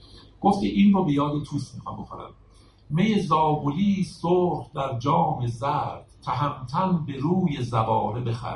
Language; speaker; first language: Persian; native; Persian